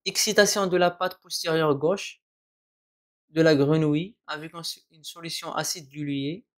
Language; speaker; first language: French; non-native, local second language; Arabic